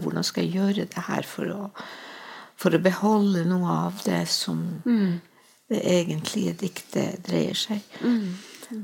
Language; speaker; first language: Norwegian; non-native, local second language; Northern Sami